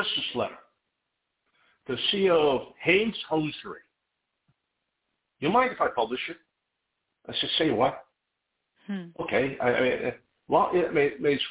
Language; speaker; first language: English; non-native, fluent; Hungarian